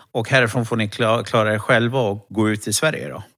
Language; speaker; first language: Swedish; early bilingual, other home language; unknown